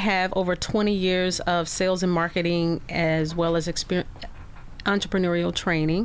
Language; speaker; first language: English; native; English